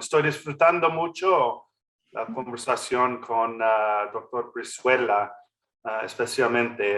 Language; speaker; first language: Spanish; non-native, fluent; English